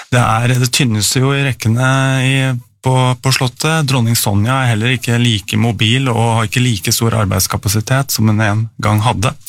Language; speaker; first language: Norwegian; native; Norwegian